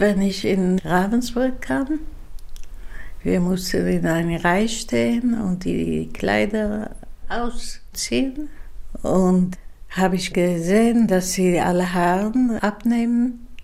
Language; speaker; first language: German; non-native, fluent; Dutch